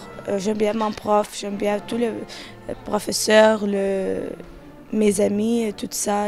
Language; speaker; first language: French; non-native, learner; Arabic